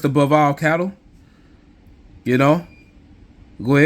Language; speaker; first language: English; native; English